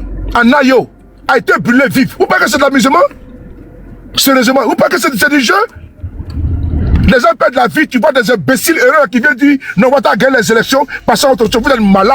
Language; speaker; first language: French; native; French